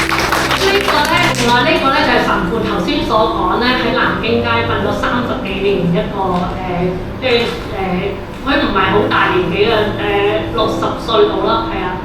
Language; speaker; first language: Cantonese; native; Cantonese